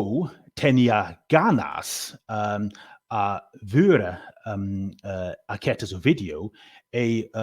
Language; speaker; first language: Portuguese; non-native, learner; English